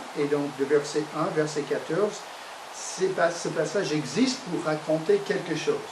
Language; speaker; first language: French; non-native, fluent; English